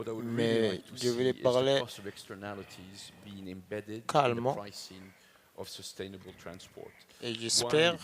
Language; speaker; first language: French; non-native, learner; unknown